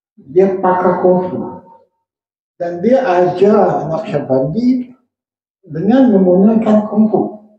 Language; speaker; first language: Malay; native; Malay